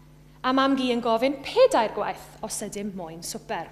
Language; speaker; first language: Welsh; native; Welsh